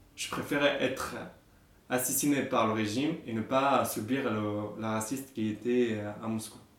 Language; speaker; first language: French; non-native, fluent; Arabic